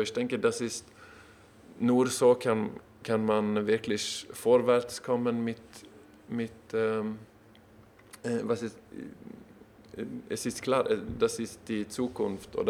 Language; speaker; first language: German; non-native, learner; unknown